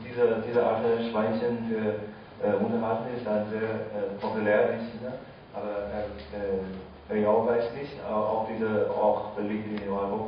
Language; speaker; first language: German; non-native, fluent; Chinese